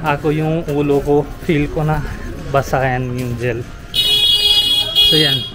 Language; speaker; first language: Filipino; non-native, learner; Hindi